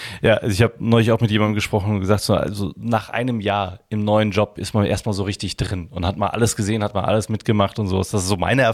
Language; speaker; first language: German; native; German